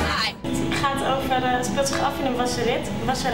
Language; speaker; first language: Dutch; native; Dutch